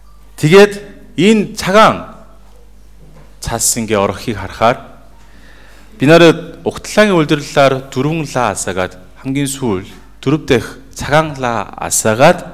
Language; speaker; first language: Mongolian; non-native, fluent; Korean